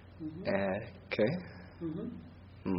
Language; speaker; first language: Italian; non-native, learner; English